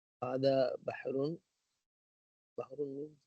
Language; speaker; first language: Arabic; non-native, learner; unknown